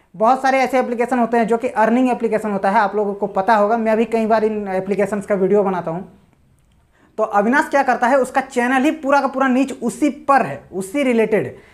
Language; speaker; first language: Hindi; native; Hindi